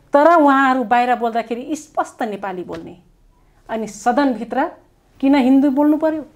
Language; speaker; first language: Nepali; non-native, local second language; Dangaura Tharu